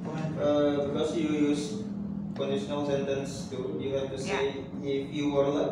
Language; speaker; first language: English; non-native, fluent; Indonesian